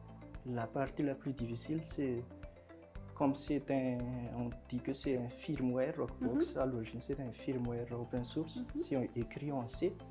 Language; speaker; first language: French; non-native, local second language; Malagasy